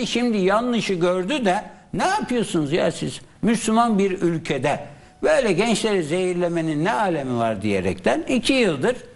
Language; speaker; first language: Turkish; native; Turkish